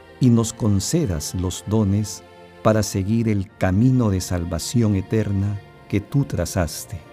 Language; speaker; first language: Spanish; native; Spanish